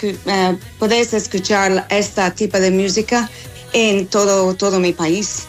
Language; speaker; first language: Spanish; non-native, fluent; English